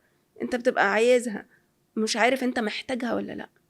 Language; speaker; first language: Arabic; native; Arabic